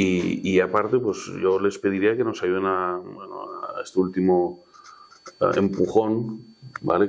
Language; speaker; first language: Spanish; native; Spanish